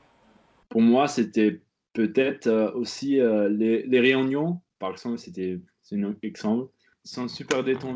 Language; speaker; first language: French; non-native, learner; German